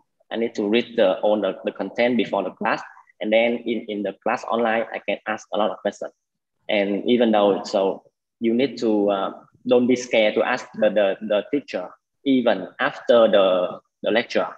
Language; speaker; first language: English; non-native, learner; Vietnamese